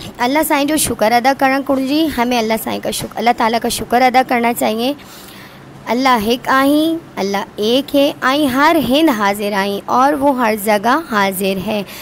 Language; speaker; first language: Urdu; non-native, local second language; Sindhi